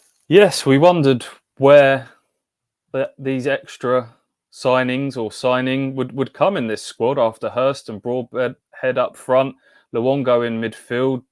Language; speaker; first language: English; native; English